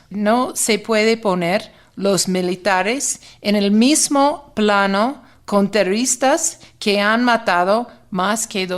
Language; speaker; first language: Spanish; non-native, fluent; English